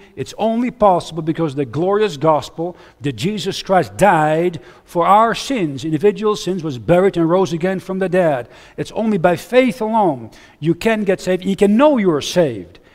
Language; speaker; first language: English; non-native, fluent; Dutch